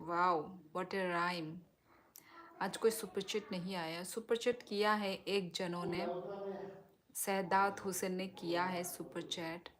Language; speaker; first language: Hindi; non-native, local second language; Kok Borok